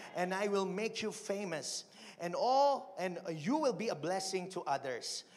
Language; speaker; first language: English; non-native, local second language; Filipino